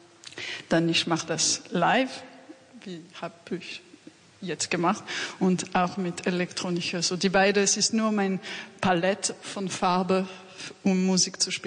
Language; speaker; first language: German; non-native, learner; French